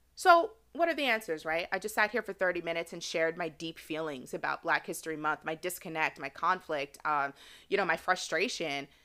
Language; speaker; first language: English; native; English